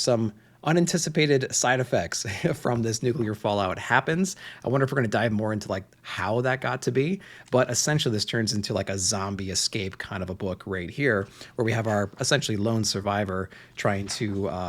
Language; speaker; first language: English; native; English